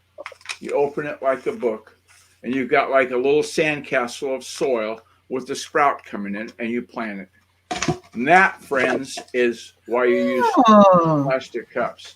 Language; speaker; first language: English; native; English